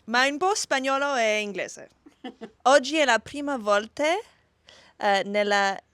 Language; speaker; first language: Italian; non-native, learner; English